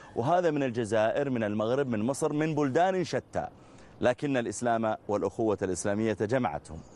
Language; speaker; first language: Arabic; native; Arabic